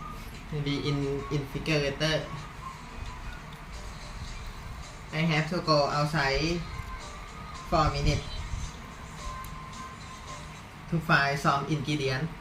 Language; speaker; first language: English; non-native, learner; Thai